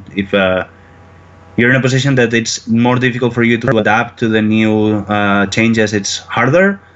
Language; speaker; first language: English; non-native, fluent; Spanish